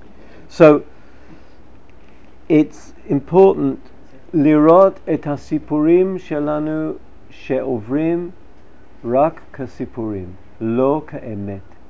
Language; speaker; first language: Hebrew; non-native, fluent; English